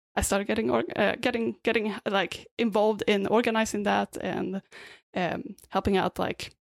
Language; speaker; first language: English; non-native, fluent; Swedish